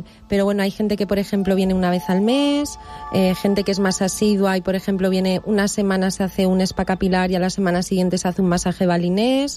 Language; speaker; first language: Spanish; native; Spanish